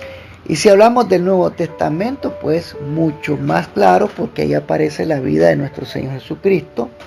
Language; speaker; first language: Spanish; native; Spanish